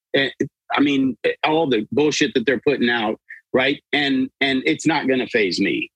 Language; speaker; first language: English; native; English